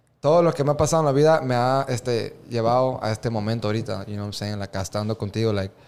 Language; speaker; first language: Spanish; early bilingual, heritage; Spanish